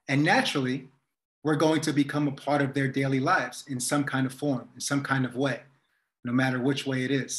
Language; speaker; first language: English; native; English